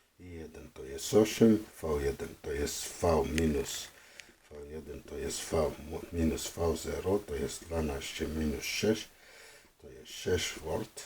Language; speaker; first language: Polish; non-native, fluent; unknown